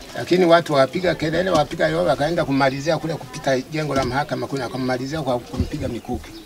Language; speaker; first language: Swahili; non-native, local second language; Sukuma